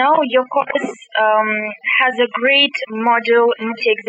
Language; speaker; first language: English; non-native, fluent; Kazakh